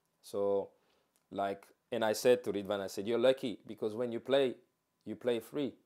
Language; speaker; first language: English; non-native, fluent; French